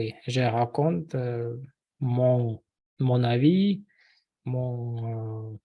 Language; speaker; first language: French; non-native, learner; Russian